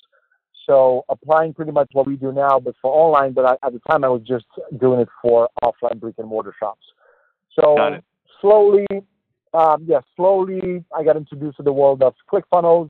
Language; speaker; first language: English; non-native, fluent; Romanian